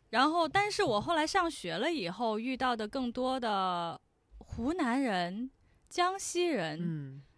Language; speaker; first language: Chinese; non-native, local second language; Cantonese